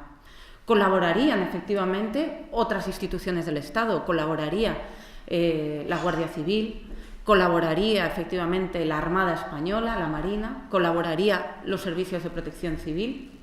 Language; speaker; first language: Spanish; native; Spanish